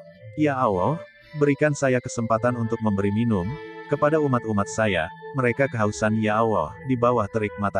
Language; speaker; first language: Indonesian; native; Indonesian